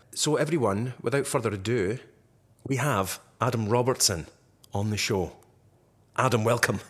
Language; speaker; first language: English; native; English